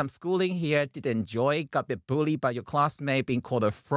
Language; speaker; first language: English; non-native, fluent; Chinese